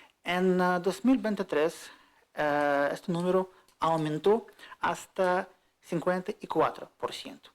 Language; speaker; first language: Spanish; non-native, fluent; Russian